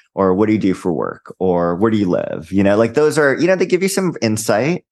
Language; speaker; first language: English; native; English